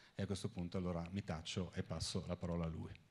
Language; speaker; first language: Italian; native; Italian